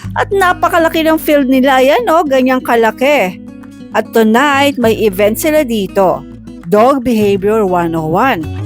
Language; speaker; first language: Filipino; native; Filipino